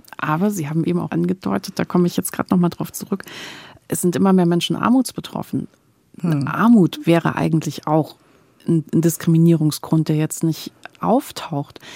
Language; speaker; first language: German; native; German